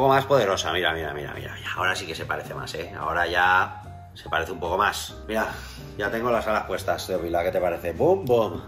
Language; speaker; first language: Spanish; native; Spanish